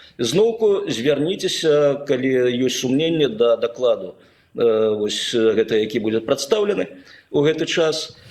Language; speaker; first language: Belarusian; non-native, local second language; Russian